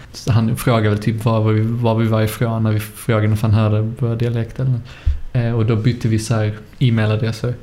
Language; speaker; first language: Swedish; native; Swedish